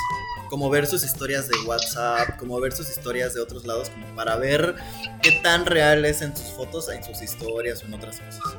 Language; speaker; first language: Spanish; native; Spanish